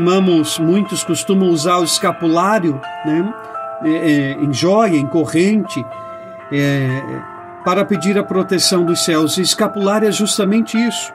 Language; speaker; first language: Portuguese; native; Portuguese